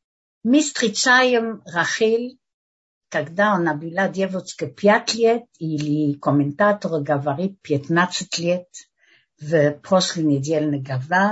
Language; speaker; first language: Russian; early bilingual, heritage; Russian